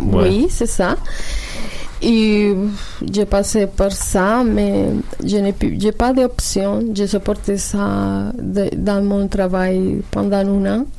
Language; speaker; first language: French; non-native, learner; Spanish